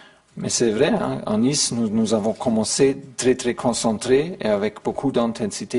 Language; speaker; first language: French; non-native, learner; German